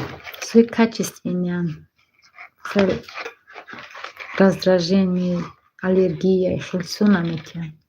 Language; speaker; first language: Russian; non-native, learner; Tajik